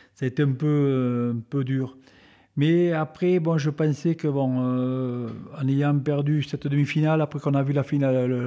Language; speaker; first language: French; native; French